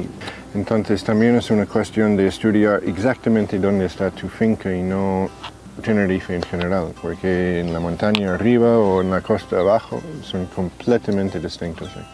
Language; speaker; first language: Spanish; non-native, fluent; English